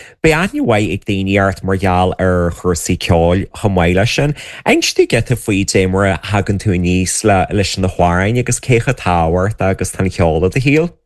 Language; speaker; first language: Irish; native; Irish